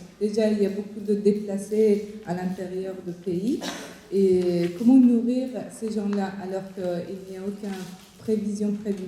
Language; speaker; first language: French; non-native, fluent; Persian